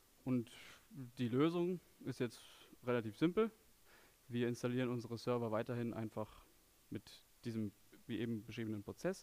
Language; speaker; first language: German; native; German